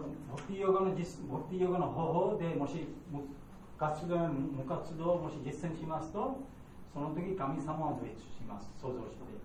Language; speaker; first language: Japanese; non-native, learner; Bangla